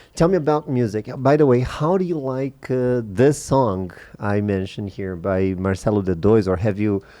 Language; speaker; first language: English; non-native, fluent; Portuguese